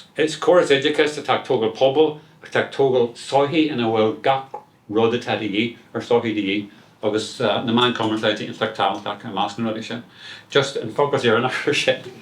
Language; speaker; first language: Irish; non-native, local second language; English